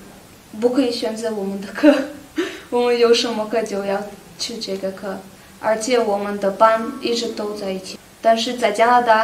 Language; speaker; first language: Chinese; non-native, fluent; Russian